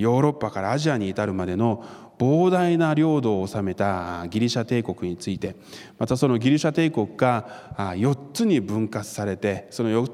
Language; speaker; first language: Japanese; non-native, fluent; Korean